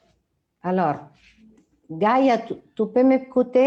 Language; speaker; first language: French; non-native, fluent; Italian